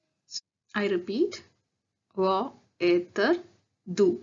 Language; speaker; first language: Swedish; non-native, learner; Tamil